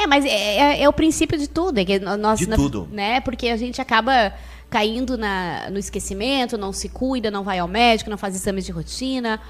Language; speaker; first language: Portuguese; native; Portuguese